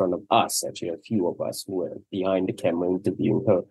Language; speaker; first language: English; non-native, local second language; Malay